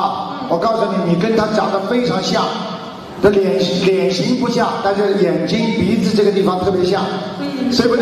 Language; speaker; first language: Chinese; native; Chinese